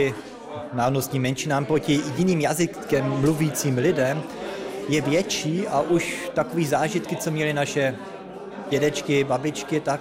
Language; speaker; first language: Czech; early bilingual, heritage; German